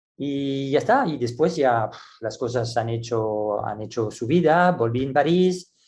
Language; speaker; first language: Spanish; non-native, fluent; French